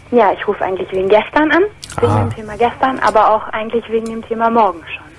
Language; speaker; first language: German; native; German